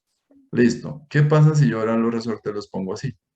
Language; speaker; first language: Spanish; native; Spanish